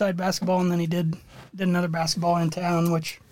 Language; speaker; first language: English; native; English